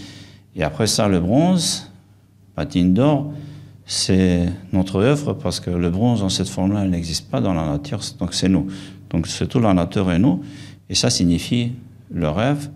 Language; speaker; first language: French; non-native, fluent; Romanian